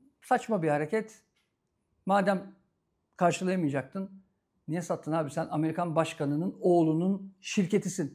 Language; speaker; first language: Turkish; native; Turkish